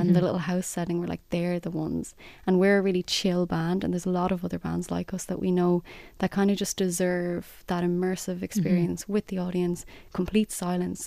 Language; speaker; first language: English; native; English